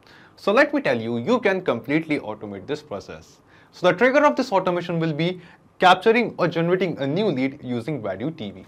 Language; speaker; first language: English; non-native, local second language; Hindi